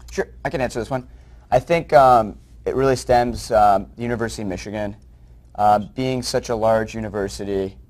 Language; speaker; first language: English; native; English